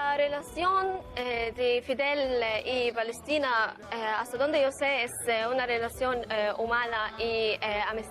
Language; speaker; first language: Spanish; early bilingual, heritage; Arabic